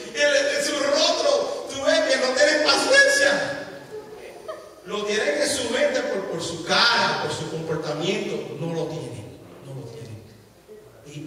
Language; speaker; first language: Spanish; early bilingual, heritage; Spanish